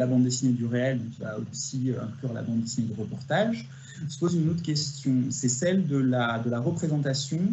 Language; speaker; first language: French; native; French